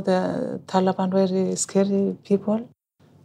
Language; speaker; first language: English; non-native, learner; Hazaragi